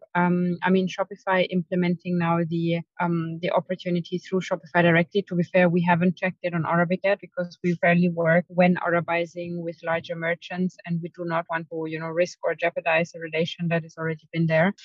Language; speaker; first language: English; non-native, fluent; German